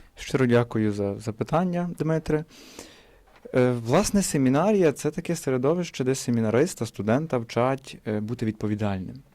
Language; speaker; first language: Ukrainian; native; Ukrainian